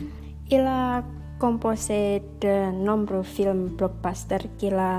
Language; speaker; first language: French; non-native, learner; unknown